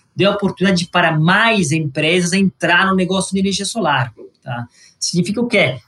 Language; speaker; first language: Portuguese; non-native, fluent; Italian